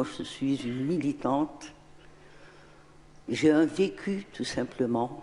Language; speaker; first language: French; non-native, local second language; Arabic